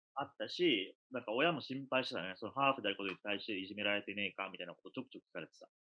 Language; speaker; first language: Japanese; early bilingual, other home language; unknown